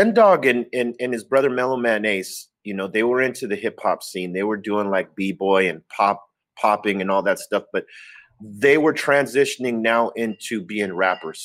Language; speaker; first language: English; native; English